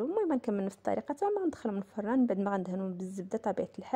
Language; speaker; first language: Arabic; native; Arabic